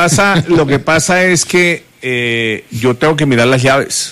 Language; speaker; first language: Spanish; native; Spanish